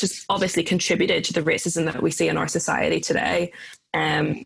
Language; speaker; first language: English; native; English